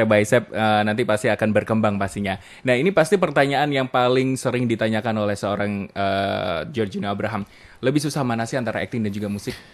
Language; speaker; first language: Indonesian; native; Indonesian